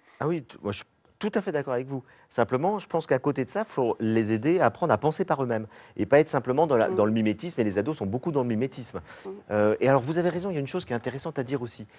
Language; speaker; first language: French; native; French